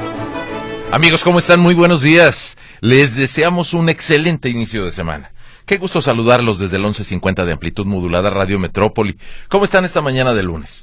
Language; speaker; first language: Spanish; native; Spanish